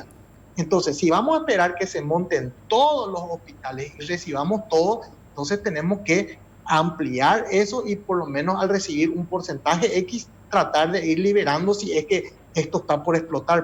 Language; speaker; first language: Spanish; native; Spanish